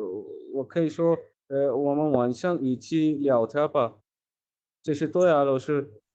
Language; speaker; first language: Chinese; non-native, learner; Urdu